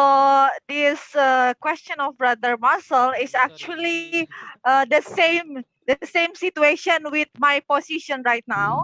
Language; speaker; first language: English; non-native, fluent; Indonesian